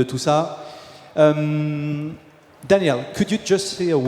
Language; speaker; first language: French; native; French